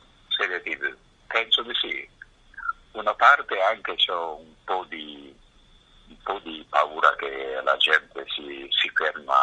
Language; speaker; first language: Italian; non-native, fluent; Japanese